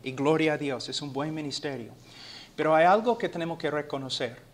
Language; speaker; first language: Spanish; non-native, fluent; English